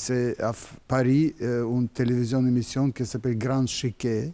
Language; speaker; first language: French; non-native, learner; Russian